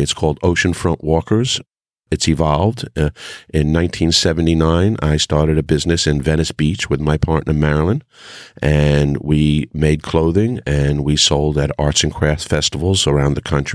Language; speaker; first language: English; native; English